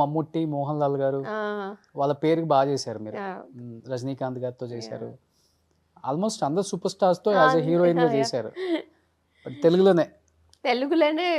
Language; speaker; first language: Telugu; native; Telugu